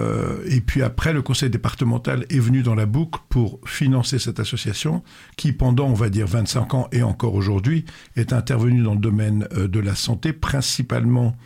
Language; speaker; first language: French; native; French